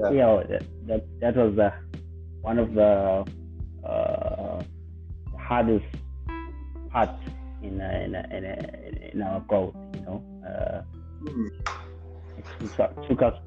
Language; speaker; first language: English; non-native, local second language; Zulu